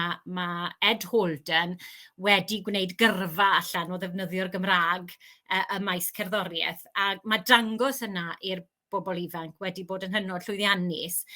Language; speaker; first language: Welsh; native; Welsh